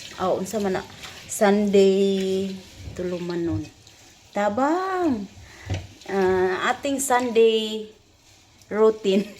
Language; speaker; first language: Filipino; non-native, local second language; Cebuano